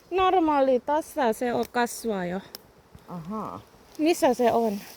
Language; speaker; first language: Finnish; non-native, learner; Thai